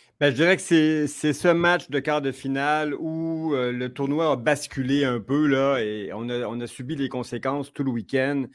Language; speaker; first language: French; native; French